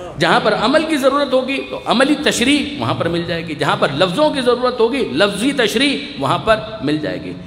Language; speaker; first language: Urdu; non-native, local second language; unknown